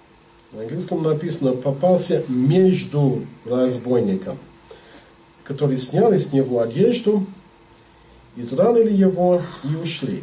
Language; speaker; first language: Russian; non-native, learner; English